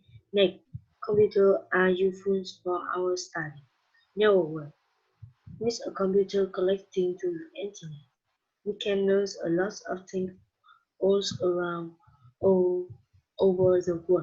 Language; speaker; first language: English; non-native, learner; Vietnamese